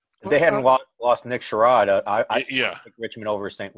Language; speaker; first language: English; native; English